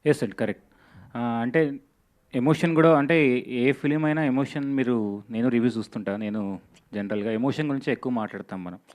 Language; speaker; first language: Telugu; native; Telugu